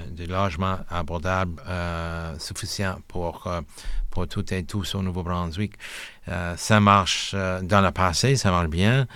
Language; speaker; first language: French; non-native, local second language; English